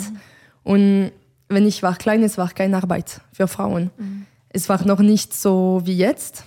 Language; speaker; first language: German; non-native, learner; French